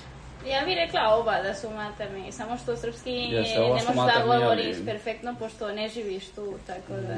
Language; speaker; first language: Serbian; early bilingual, heritage; Spanish